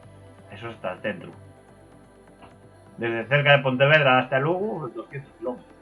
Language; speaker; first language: Spanish; native; Spanish